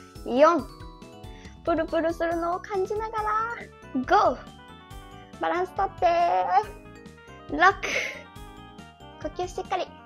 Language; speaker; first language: Japanese; native; Japanese